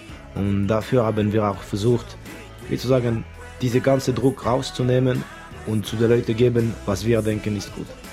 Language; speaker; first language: German; non-native, local second language; French